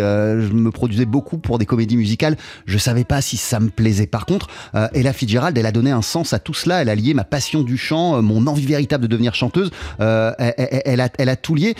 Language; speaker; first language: French; native; French